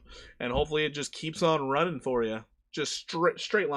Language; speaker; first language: English; native; English